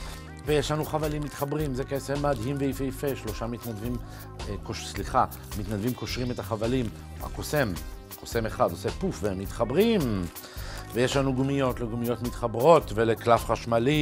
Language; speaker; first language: Hebrew; native; Hebrew